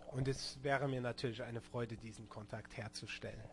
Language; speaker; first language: German; non-native, local second language; Luxembourgish